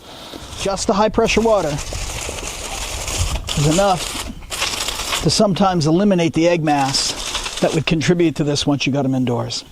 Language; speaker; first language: English; native; English